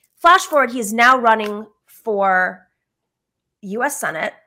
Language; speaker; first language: English; early bilingual, other home language; Greek